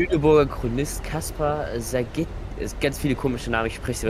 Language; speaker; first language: German; native; German